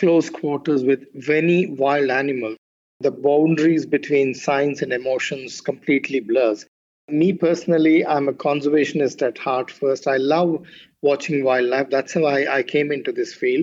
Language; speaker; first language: English; non-native, local second language; Kannada